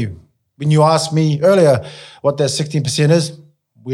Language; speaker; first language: English; native; English